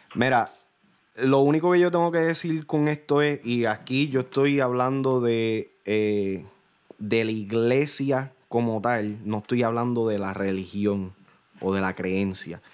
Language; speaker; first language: Spanish; early bilingual, heritage; Spanish